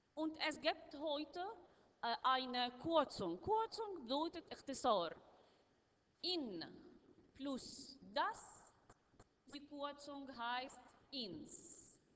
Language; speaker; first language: German; non-native, learner; Arabic